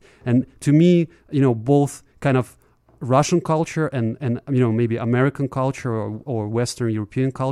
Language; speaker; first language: English; non-native, fluent; Russian